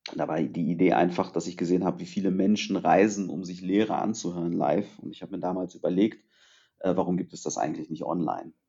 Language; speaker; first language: German; early bilingual, other home language; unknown